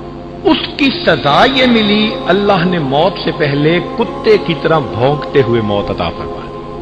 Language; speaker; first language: Urdu; native; Urdu